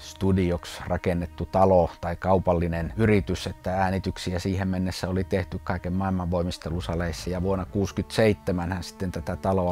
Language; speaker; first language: Finnish; native; Finnish